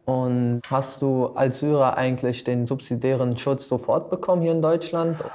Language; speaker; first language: German; early bilingual, other home language; Albanian